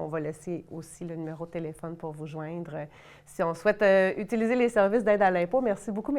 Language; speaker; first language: French; native; French